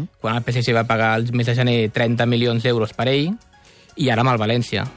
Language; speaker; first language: Catalan; native; Catalan